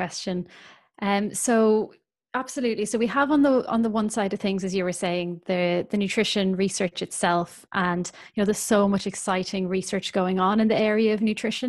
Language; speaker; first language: English; native; English